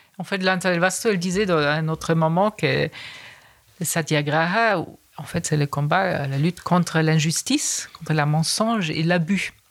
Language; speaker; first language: French; non-native, fluent; German